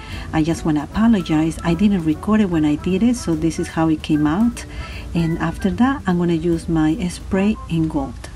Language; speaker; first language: English; non-native, fluent; Spanish